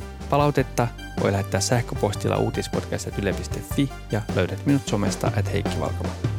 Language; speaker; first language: Finnish; native; Finnish